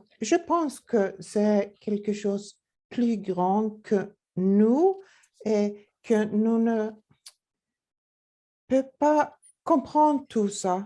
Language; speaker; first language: French; non-native, learner; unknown